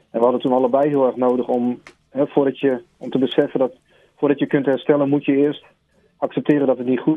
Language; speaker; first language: Dutch; native; Dutch